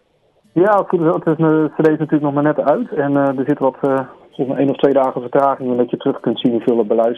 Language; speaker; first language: Dutch; native; Dutch